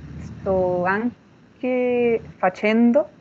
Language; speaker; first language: Italian; non-native, learner; Spanish